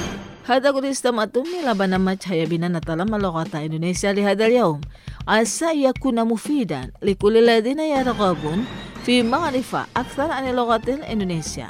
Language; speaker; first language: Arabic; non-native, fluent; Indonesian